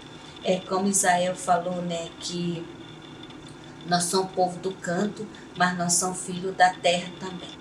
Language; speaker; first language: Portuguese; non-native, local second language; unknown